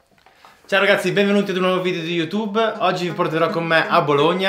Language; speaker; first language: Italian; native; Italian